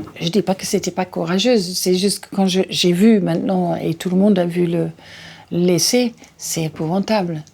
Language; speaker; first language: French; non-native, fluent; English